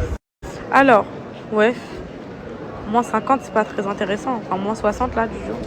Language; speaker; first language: French; native; French